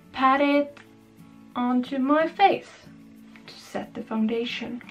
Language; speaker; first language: English; non-native, fluent; Swedish